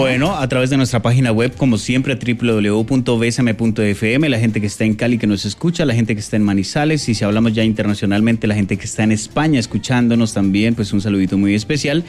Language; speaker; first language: Spanish; native; Spanish